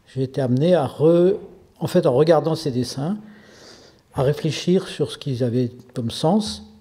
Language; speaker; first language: French; native; French